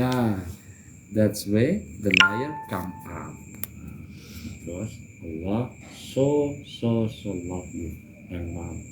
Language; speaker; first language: English; non-native, learner; Indonesian